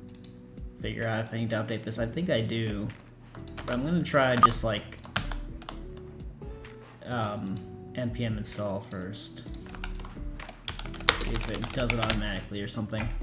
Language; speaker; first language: English; native; English